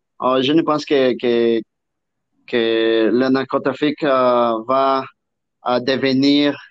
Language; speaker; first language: French; non-native, learner; Spanish